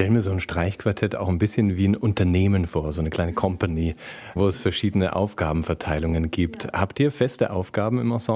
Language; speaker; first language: German; native; German